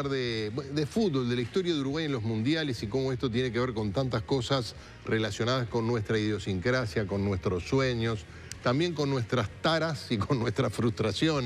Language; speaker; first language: Spanish; native; Spanish